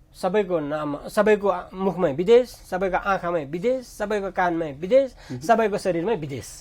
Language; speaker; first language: Nepali; non-native, local second language; Sherpa